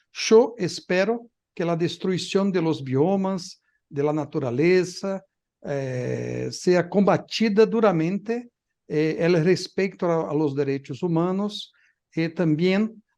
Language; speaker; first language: Spanish; non-native, fluent; Portuguese